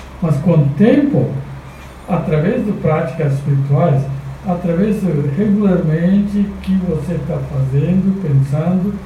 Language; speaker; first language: Portuguese; non-native, fluent; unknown